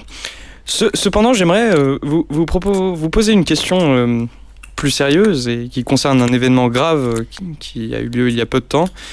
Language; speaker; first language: French; native; French